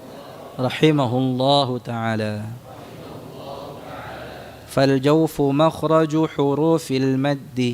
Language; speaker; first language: Arabic; non-native, fluent; Indonesian